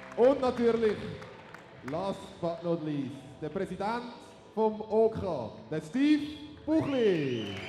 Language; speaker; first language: German; native; German